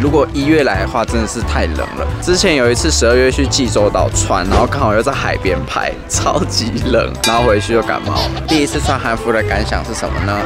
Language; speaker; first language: Chinese; native; Chinese